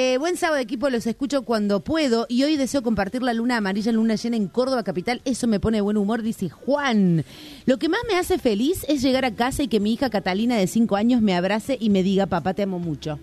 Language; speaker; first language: Spanish; native; Spanish